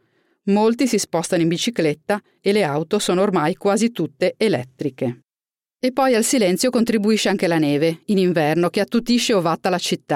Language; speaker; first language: Italian; native; Italian